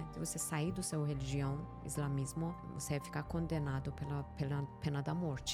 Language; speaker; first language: Portuguese; non-native, learner; Persian